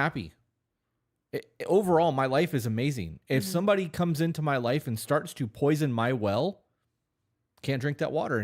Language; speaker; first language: English; native; English